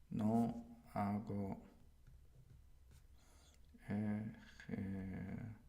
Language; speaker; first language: Spanish; non-native, learner; English